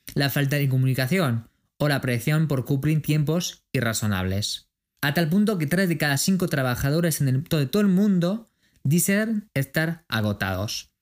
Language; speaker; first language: Spanish; non-native, fluent; French